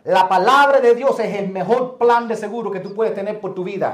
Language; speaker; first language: Spanish; native; Spanish